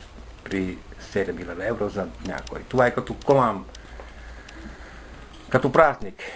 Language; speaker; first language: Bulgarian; non-native, learner; Finnish